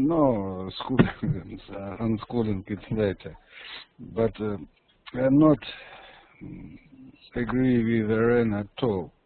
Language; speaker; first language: English; non-native, learner; Russian